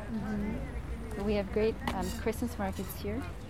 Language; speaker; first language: English; native; English